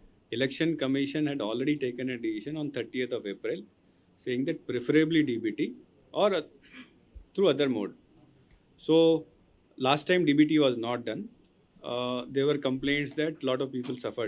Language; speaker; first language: English; non-native, local second language; Telugu